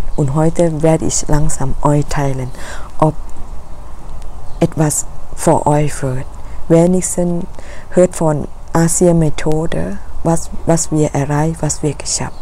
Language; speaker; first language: German; non-native, learner; Thai